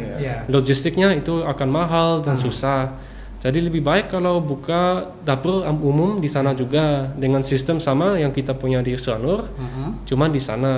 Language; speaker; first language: Indonesian; early bilingual, other home language; English